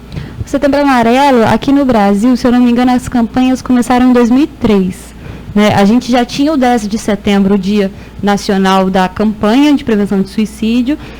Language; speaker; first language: Portuguese; native; Portuguese